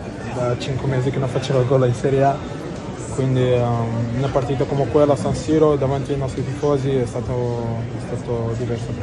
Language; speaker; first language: Italian; non-native, fluent; Portuguese